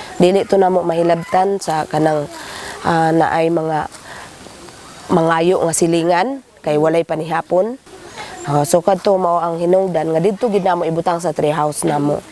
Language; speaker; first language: Cebuano; non-native, local second language; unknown